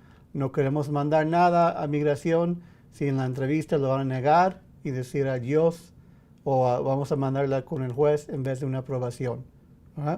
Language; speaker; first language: Spanish; early bilingual, heritage; English